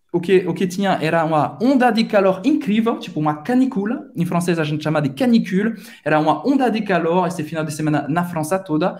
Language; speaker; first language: Portuguese; non-native, fluent; French